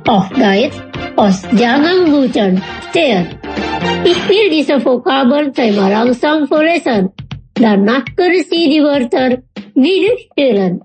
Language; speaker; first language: German; non-native, learner; Indonesian